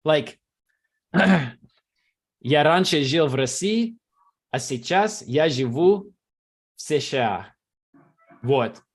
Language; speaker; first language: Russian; non-native, fluent; English